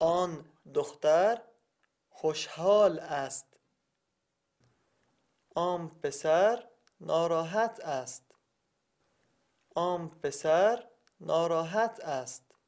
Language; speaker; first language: Persian; non-native, learner; Arabic